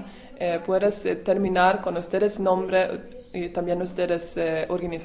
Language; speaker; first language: Spanish; non-native, learner; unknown